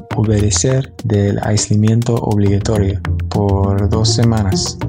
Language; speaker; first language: Spanish; non-native, fluent; English